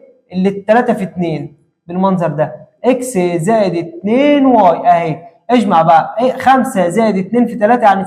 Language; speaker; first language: Arabic; native; Arabic